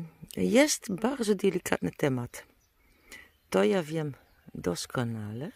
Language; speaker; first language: Polish; non-native, learner; Dutch